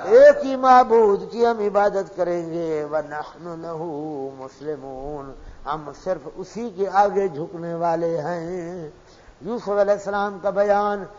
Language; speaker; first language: Urdu; non-native, local second language; Pashto